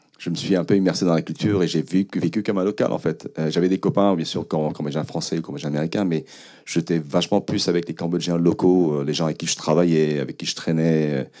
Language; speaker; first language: French; early bilingual, other home language; Khmer